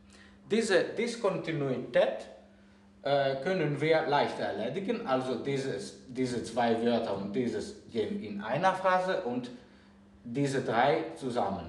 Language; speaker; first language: German; non-native, fluent; Greek